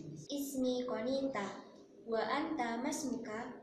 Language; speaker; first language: Arabic; non-native, learner; Indonesian